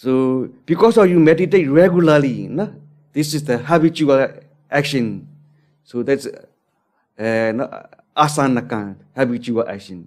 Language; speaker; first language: English; non-native, learner; Burmese